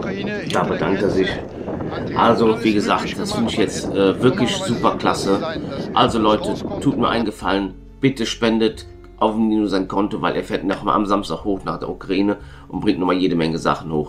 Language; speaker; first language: German; native; German